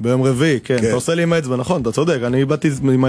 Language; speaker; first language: Hebrew; native; Hebrew